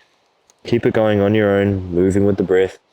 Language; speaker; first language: English; native; English